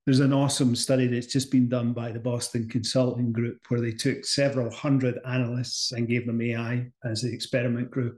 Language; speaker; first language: English; native; English